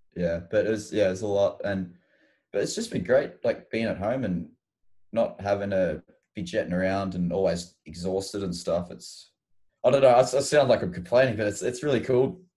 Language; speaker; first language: English; native; English